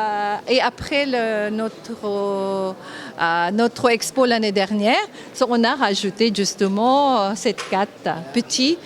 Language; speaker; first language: French; non-native, fluent; Japanese